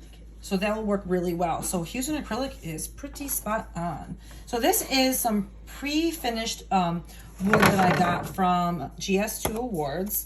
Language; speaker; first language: English; native; English